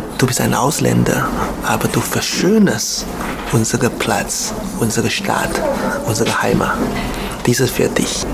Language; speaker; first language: German; non-native, learner; Chinese